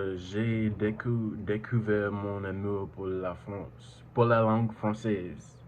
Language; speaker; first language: French; non-native, learner; English